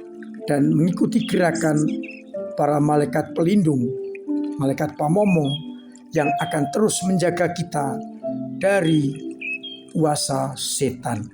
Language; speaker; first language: Indonesian; non-native, local second language; Javanese